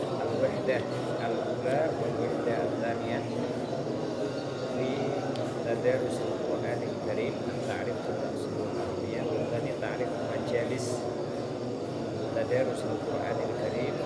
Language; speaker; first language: Arabic; non-native, fluent; Indonesian